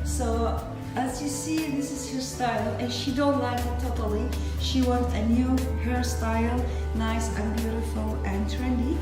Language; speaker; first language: English; non-native, fluent; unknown